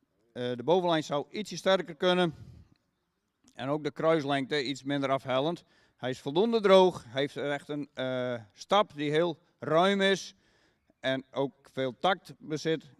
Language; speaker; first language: Dutch; native; Dutch